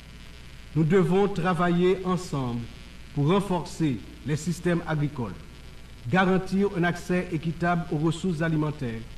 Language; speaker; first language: French; non-native, local second language; Haitian Creole